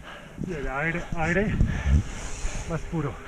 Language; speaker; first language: Spanish; non-native, learner; French